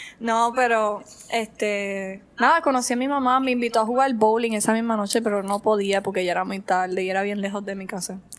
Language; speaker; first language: Spanish; native; Spanish